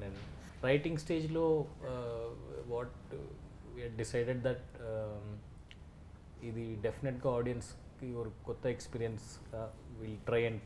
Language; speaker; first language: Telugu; non-native, learner; Tamil